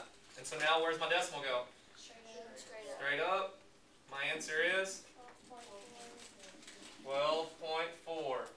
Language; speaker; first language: English; native; English